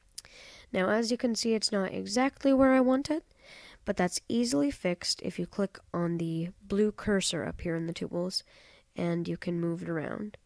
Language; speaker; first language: English; native; English